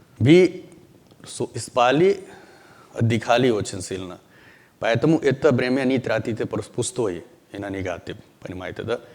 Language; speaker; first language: Russian; non-native, learner; Hindi